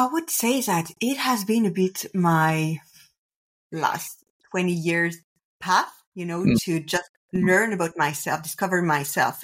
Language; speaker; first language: English; non-native, fluent; French